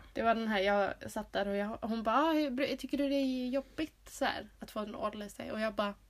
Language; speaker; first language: Swedish; native; Swedish